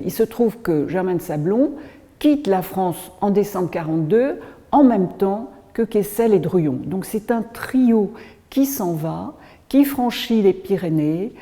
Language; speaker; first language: French; native; French